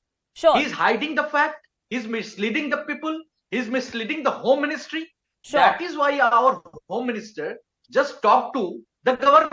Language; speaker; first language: English; non-native, local second language; Hindi